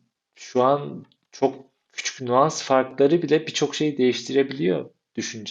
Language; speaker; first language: Turkish; native; Turkish